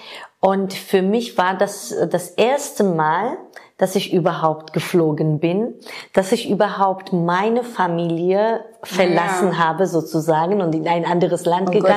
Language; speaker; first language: German; non-native, fluent; Georgian